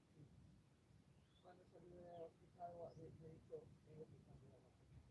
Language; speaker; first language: Spanish; non-native, fluent; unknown